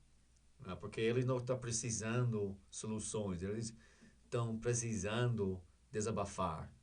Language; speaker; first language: Portuguese; non-native, learner; English